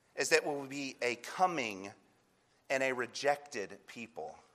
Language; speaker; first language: English; native; English